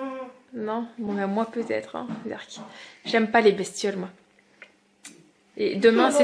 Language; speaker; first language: French; native; French